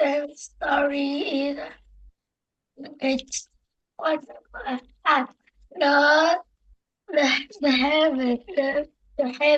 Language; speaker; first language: English; non-native, learner; Vietnamese